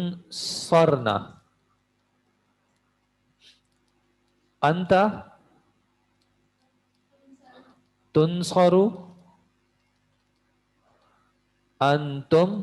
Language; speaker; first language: Arabic; non-native, fluent; Urdu